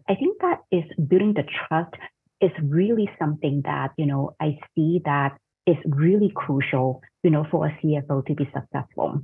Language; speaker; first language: English; non-native, fluent; Cantonese